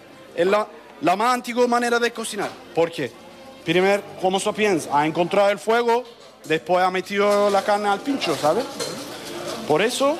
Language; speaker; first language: Spanish; non-native, learner; Turkish